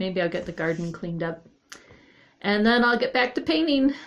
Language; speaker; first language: English; native; English